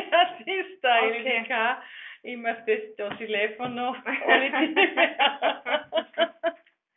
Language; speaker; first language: Greek; non-native, fluent; German